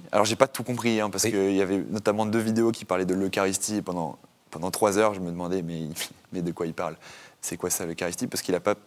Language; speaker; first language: French; native; French